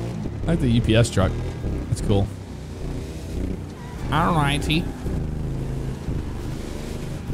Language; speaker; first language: English; native; English